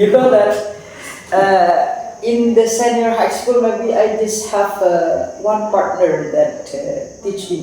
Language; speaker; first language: English; non-native, fluent; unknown